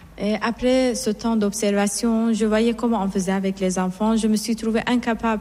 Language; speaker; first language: French; non-native, fluent; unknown